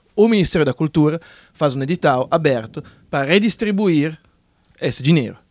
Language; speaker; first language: Portuguese; non-native, fluent; Italian